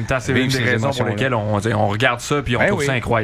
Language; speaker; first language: French; native; French